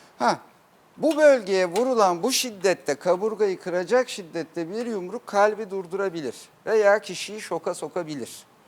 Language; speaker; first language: Turkish; native; Turkish